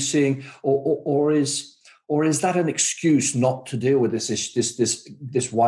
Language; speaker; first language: English; native; English